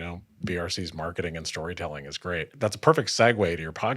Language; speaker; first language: English; native; English